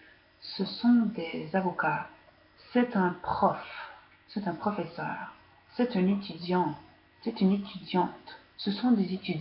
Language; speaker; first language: French; non-native, fluent; English